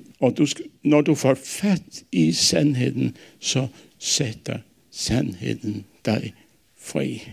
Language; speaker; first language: Danish; non-native, local second language; Faroese